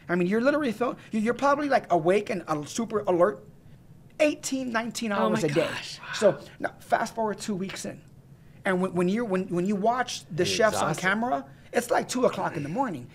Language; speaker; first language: English; native; English